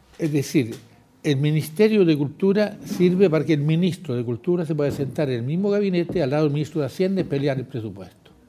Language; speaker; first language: Spanish; native; Spanish